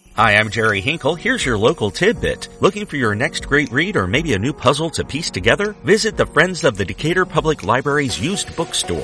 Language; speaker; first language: English; native; English